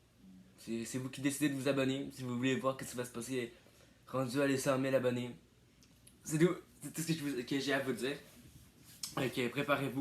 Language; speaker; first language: French; native; French